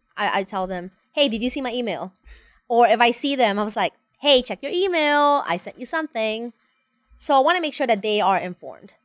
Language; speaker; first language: English; non-native, fluent; Spanish